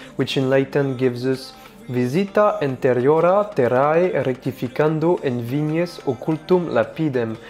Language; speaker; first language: English; non-native, fluent; French